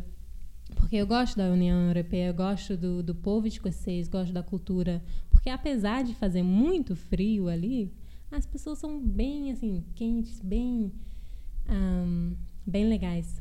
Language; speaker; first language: Portuguese; early bilingual, heritage; Portuguese